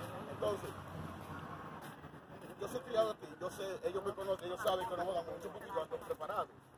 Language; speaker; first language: Spanish; early bilingual, heritage; Spanish